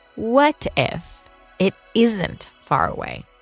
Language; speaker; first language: English; non-native, local second language; Urdu